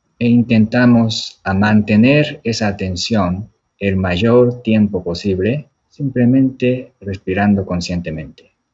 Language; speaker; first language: Spanish; non-native, fluent; Japanese